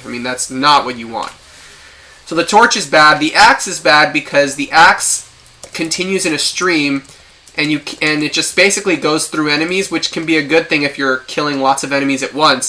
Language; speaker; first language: English; native; English